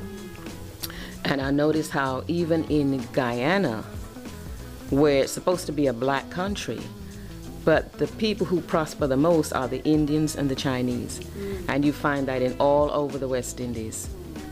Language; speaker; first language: English; native; English